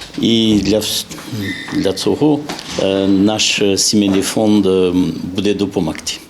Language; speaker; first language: Ukrainian; non-native, fluent; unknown